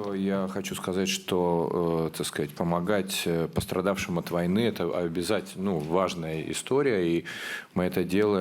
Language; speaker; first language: Russian; native; Russian